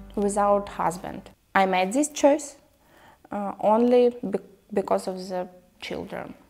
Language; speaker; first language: English; non-native, learner; Ukrainian